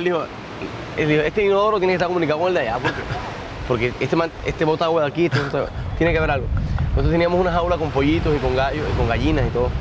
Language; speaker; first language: Spanish; native; Spanish